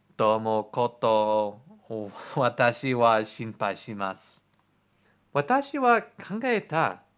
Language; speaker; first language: Japanese; non-native, learner; English